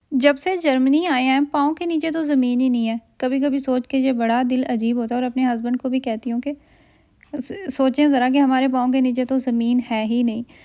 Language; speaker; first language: Urdu; native; Urdu